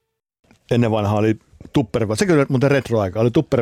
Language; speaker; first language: Finnish; native; Finnish